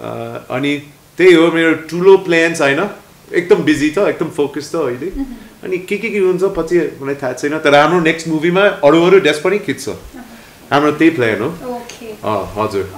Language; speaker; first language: Nepali; non-native, learner; English